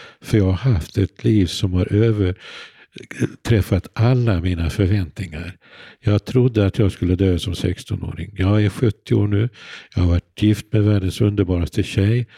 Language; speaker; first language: Swedish; native; Swedish